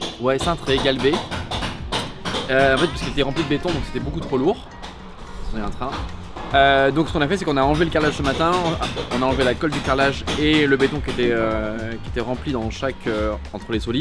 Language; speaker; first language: French; native; French